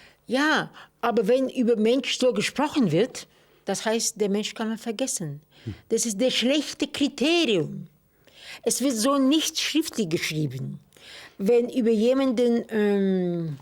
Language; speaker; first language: German; non-native, fluent; Russian